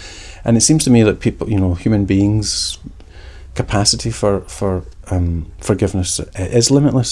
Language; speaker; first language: English; native; English